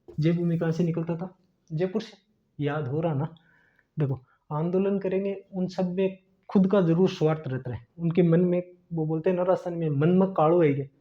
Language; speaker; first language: Hindi; native; Hindi